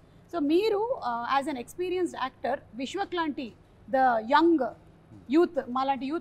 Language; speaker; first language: Telugu; native; Telugu